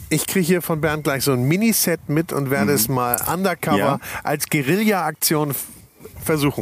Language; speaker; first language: German; native; German